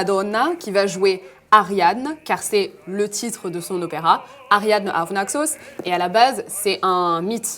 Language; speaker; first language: French; native; French